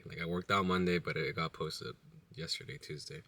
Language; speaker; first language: English; native; English